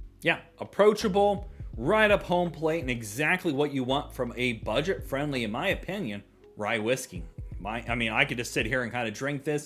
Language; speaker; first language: English; native; English